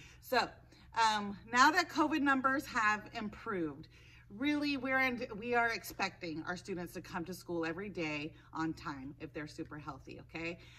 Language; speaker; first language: English; native; English